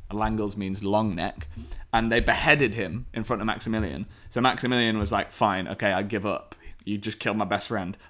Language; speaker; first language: English; native; English